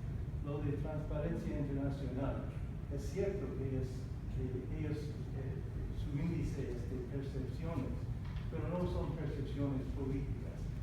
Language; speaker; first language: Spanish; non-native, fluent; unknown